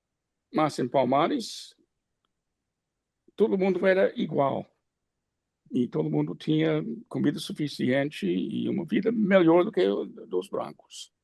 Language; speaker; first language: Portuguese; non-native, fluent; English